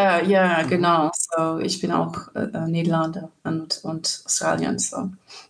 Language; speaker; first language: German; non-native, learner; English